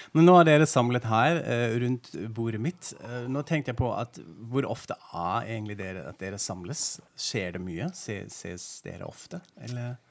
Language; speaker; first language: Norwegian; non-native, fluent; German